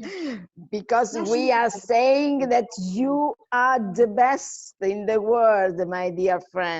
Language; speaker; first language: English; non-native, fluent; Italian